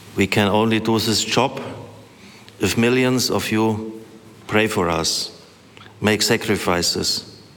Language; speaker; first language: English; non-native, fluent; German